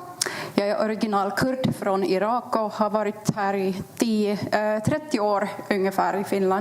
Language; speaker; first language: Swedish; non-native, fluent; Kurdish